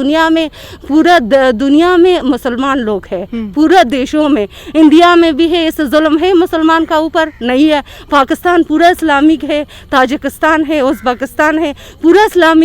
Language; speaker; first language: Hindi; non-native, learner; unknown